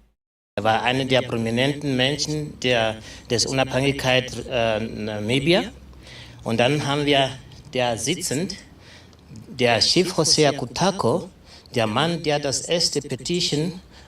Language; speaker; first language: German; non-native, fluent; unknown